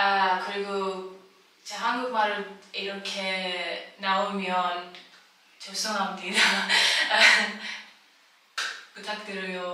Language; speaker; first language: Korean; non-native, learner; Persian